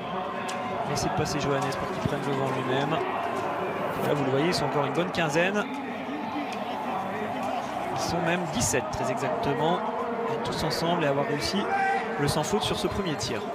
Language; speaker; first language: French; native; French